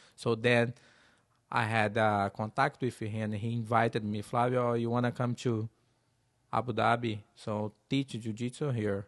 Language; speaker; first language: English; non-native, learner; Portuguese